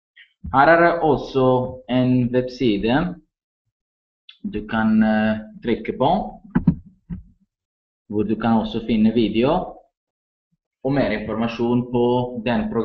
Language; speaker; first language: Norwegian; non-native, learner; Italian